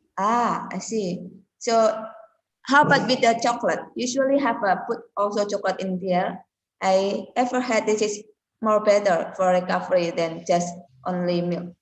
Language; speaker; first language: English; non-native, learner; Indonesian